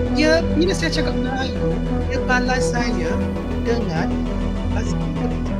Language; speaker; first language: Malay; non-native, local second language; Chinese